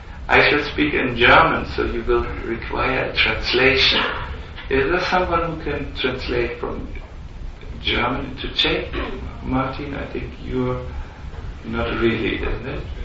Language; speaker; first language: English; non-native, fluent; German